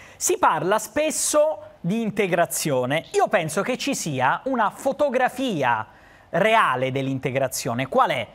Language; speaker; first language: Italian; native; Italian